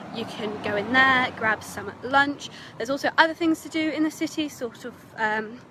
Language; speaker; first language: English; native; English